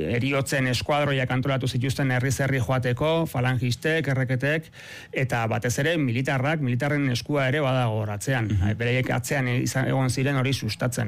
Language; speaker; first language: Basque; native; Basque